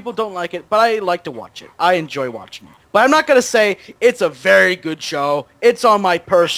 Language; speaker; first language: English; native; English